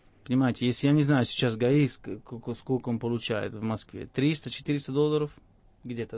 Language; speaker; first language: Russian; non-native, fluent; Italian